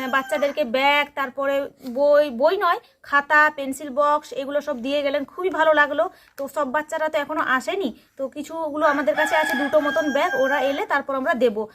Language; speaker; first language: Bangla; non-native, local second language; Santali